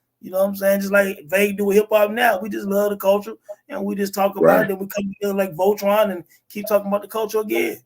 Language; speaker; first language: English; native; English